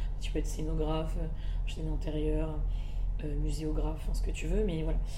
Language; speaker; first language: French; early bilingual, other home language; Malagasy